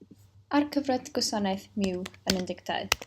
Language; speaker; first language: Welsh; native; Welsh